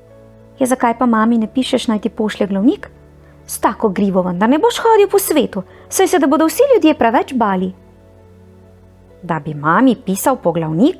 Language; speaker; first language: Slovenian; native; Slovenian